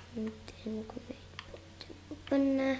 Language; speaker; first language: Welsh; non-native, local second language; English